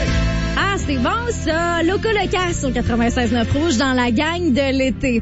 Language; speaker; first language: French; native; French